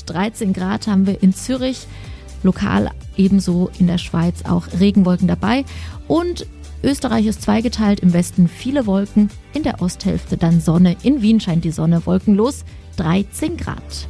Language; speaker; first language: German; native; German